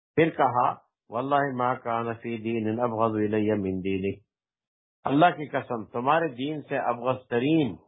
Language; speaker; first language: Urdu; non-native, local second language; Pashto